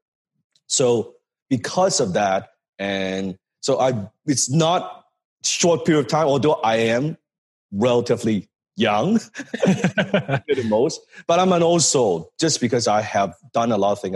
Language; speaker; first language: English; non-native, local second language; Cantonese